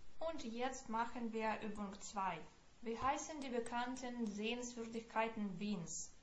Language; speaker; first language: German; non-native, fluent; Ukrainian